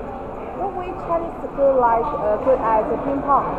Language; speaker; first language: English; non-native, learner; Chinese